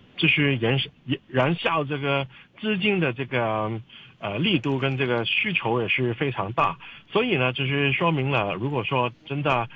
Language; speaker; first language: Chinese; non-native, local second language; Cantonese